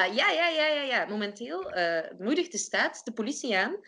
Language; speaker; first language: Dutch; native; Dutch